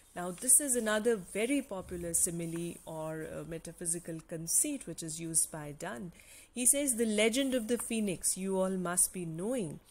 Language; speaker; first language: English; non-native, local second language; Punjabi